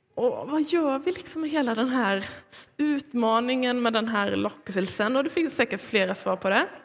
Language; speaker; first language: Swedish; native; Swedish